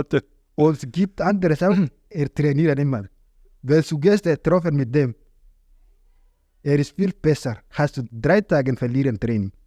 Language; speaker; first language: German; non-native, learner; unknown